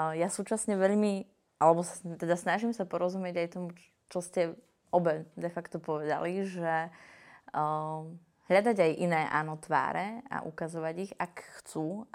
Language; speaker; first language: Slovak; native; Slovak